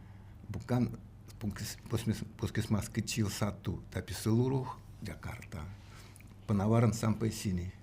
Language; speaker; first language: Indonesian; non-native, learner; Russian